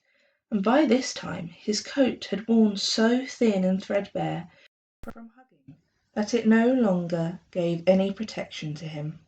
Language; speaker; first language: English; native; English